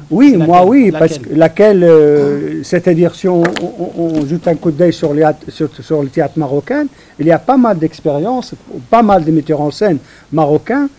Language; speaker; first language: French; non-native, fluent; Arabic